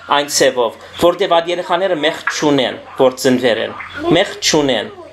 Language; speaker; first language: Armenian; early bilingual, heritage; Armenian